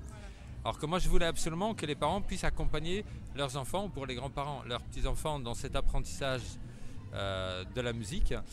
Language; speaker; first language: French; native; French